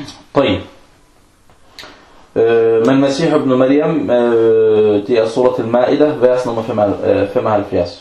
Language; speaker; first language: Danish; non-native, fluent; Arabic